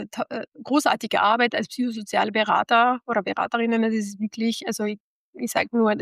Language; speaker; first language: German; non-native, fluent; Arabic